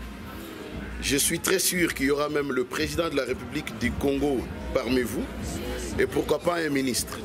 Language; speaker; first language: French; non-native, local second language; Kongo